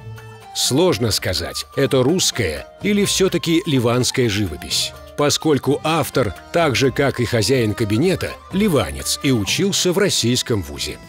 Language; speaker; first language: Russian; native; Russian